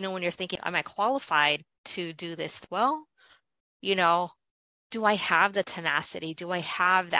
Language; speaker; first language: English; native; English